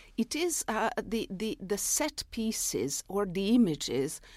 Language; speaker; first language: English; non-native, fluent; Serbian